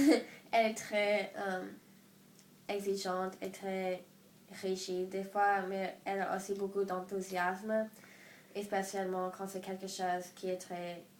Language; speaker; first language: French; non-native, learner; English